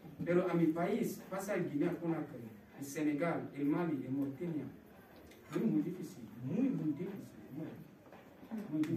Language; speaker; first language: Spanish; non-native, learner; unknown